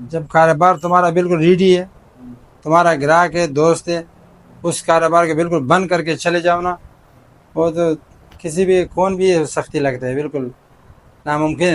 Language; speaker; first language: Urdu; non-native, fluent; Pashto